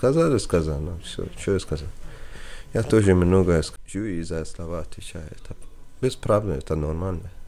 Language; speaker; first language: Russian; non-native, learner; Persian